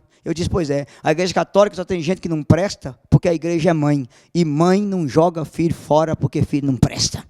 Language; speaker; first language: Portuguese; native; Portuguese